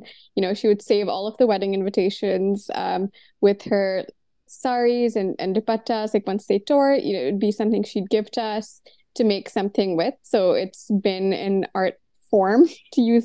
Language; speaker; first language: English; non-native, local second language; Urdu